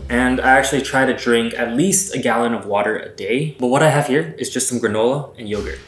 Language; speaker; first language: English; non-native, fluent; Spanish